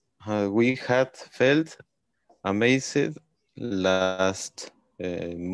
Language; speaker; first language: English; non-native, learner; Spanish